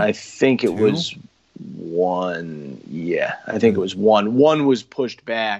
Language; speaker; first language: English; native; English